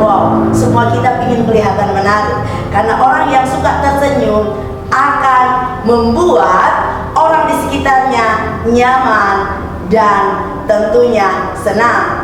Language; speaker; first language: Indonesian; native; Indonesian